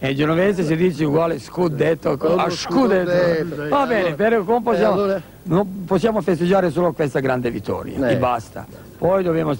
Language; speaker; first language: Italian; non-native, fluent; Serbian